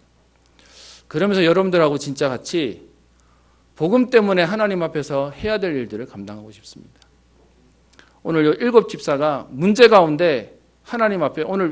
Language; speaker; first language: Korean; native; Korean